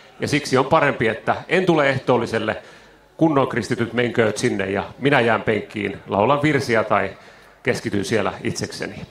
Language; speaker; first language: Finnish; native; Finnish